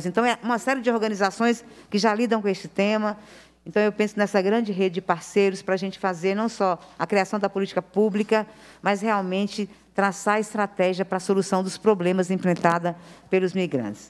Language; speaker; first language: Portuguese; native; Portuguese